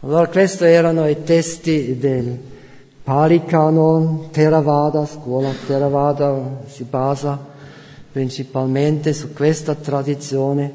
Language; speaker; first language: Italian; non-native, fluent; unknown